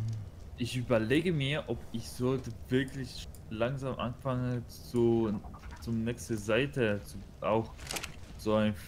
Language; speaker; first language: German; non-native, learner; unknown